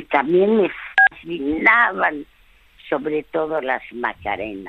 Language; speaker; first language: Spanish; early bilingual, other home language; French